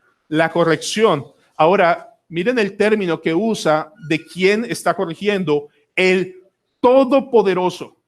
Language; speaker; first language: Spanish; native; Spanish